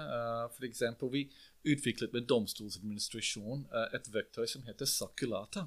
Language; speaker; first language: Norwegian; non-native, fluent; English